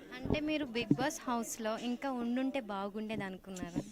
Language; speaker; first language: Telugu; native; Telugu